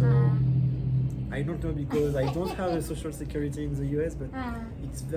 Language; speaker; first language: English; non-native, learner; French